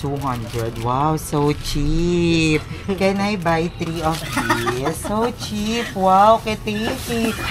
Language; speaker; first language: English; non-native, local second language; Filipino